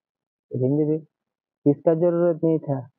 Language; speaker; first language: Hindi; non-native, learner; Bangla